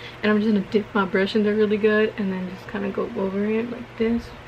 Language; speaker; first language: English; early bilingual, other home language; Spanish